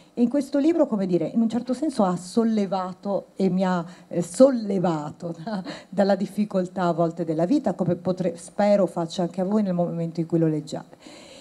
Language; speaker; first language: Italian; early bilingual, other home language; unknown